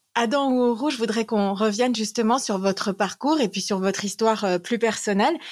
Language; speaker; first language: French; native; French